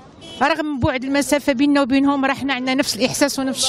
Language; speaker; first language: Arabic; native; Arabic